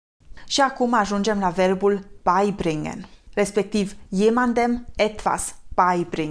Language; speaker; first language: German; non-native, fluent; Romanian